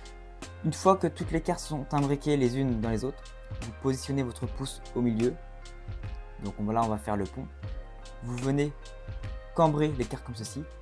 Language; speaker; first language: French; native; French